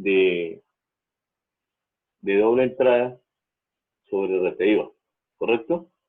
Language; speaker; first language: Spanish; native; Spanish